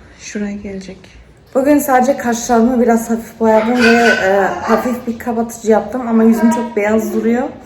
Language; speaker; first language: Turkish; early bilingual, heritage; Turkish